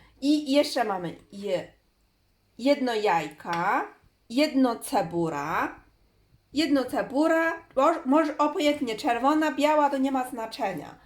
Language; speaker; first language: Polish; non-native, learner; Chinese